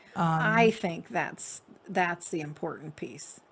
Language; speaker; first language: English; native; English